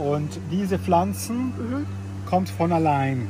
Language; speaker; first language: German; non-native, fluent; Italian